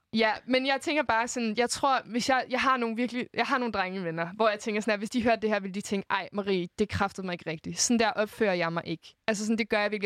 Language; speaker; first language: Danish; native; Danish